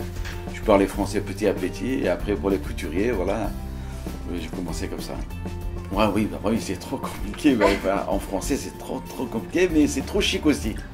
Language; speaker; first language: French; non-native, learner; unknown